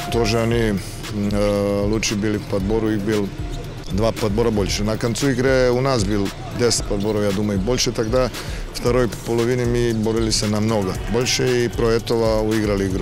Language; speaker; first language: Russian; non-native, learner; Serbian